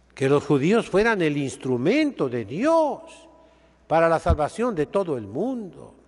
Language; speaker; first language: Spanish; native; Spanish